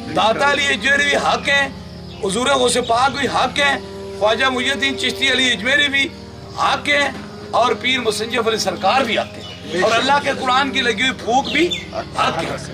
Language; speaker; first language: Urdu; non-native, local second language; Punjabi